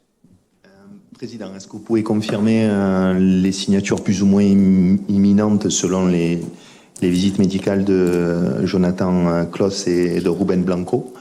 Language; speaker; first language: French; native; French